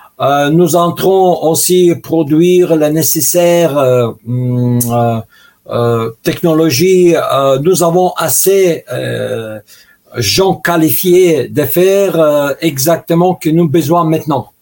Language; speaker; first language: French; non-native, learner; Russian